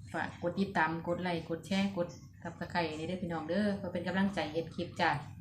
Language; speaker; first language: Thai; native; Thai